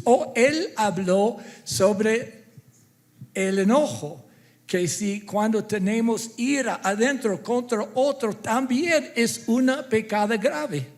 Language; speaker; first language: Spanish; non-native, fluent; English